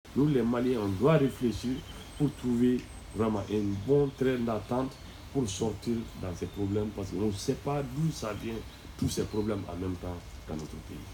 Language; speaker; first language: French; non-native, local second language; Bambara